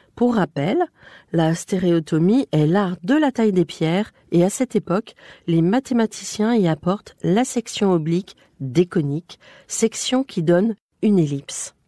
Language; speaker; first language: French; native; French